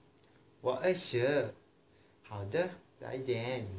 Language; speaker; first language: Chinese; non-native, learner; Malay